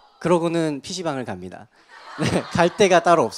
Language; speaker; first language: Korean; native; Korean